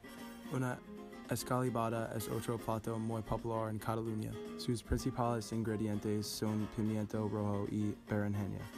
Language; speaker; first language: Spanish; non-native, learner; English